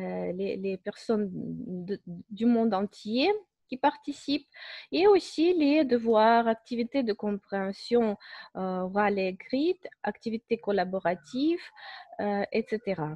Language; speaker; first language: French; non-native, fluent; Russian